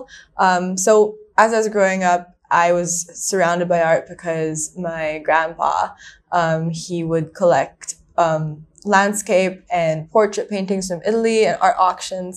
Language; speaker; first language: English; non-native, local second language; Filipino